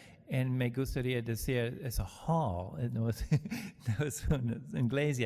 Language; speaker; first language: Spanish; non-native, learner; English